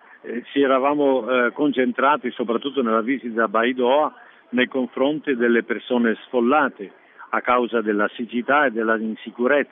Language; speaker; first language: Italian; native; Italian